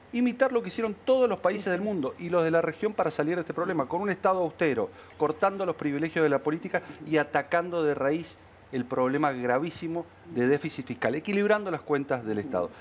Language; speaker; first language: Spanish; native; Spanish